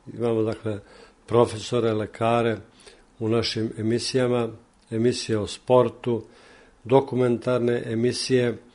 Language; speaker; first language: Serbian; native; Serbian